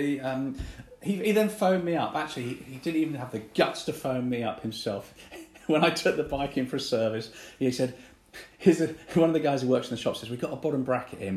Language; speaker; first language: English; native; English